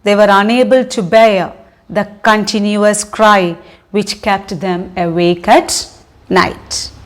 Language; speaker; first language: English; non-native, local second language; Malayalam